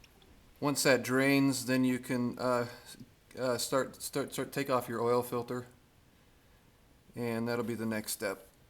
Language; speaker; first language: English; native; English